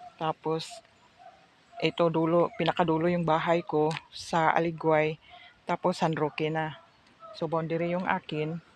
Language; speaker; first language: Filipino; non-native, local second language; Cebuano